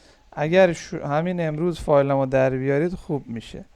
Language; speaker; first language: Persian; non-native, fluent; Urdu